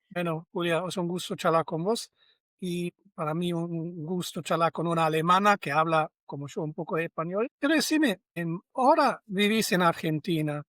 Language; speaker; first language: Spanish; non-native, fluent; German